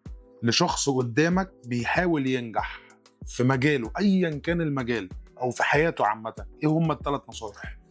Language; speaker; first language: Arabic; native; Arabic